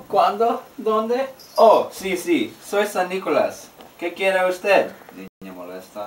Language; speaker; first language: Spanish; non-native, learner; English